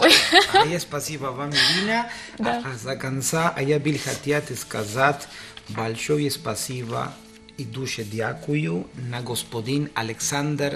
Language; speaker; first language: Russian; non-native, learner; Spanish